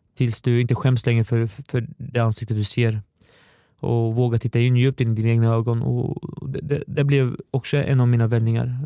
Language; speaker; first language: Swedish; early bilingual, other home language; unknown